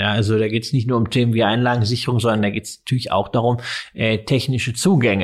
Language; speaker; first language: German; native; German